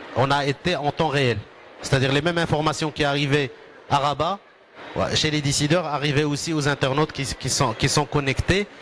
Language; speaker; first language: French; non-native, local second language; Arabic